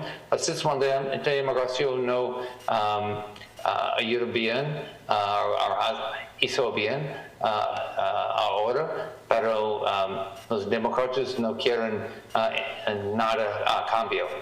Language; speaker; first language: Spanish; non-native, learner; English